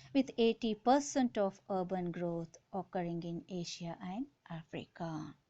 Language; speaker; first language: English; non-native, local second language; Kannada